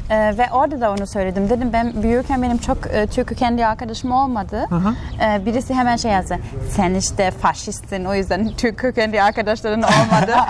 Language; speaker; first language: Turkish; non-native, fluent; German